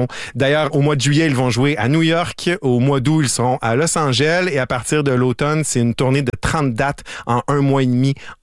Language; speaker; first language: French; native; French